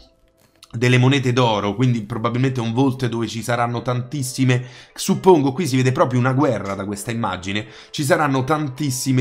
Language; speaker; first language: Italian; native; Italian